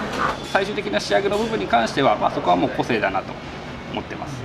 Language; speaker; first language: Japanese; native; Japanese